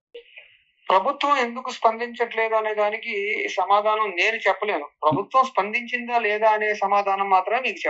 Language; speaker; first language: Telugu; native; Telugu